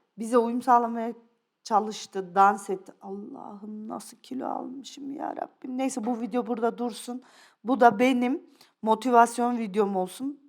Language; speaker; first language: Turkish; early bilingual, other home language; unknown